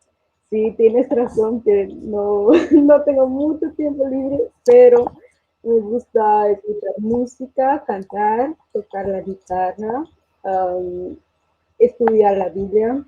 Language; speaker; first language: Spanish; non-native, fluent; English